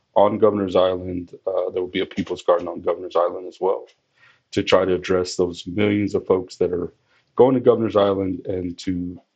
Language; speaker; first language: English; native; English